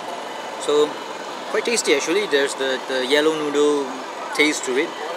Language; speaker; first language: English; non-native, local second language; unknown